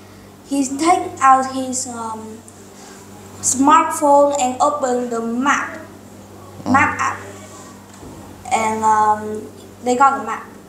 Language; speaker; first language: English; non-native, learner; Vietnamese